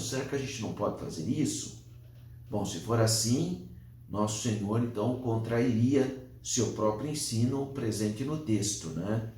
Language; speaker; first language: Portuguese; native; Portuguese